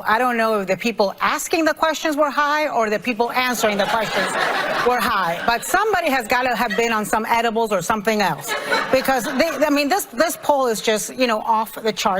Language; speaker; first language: English; native; English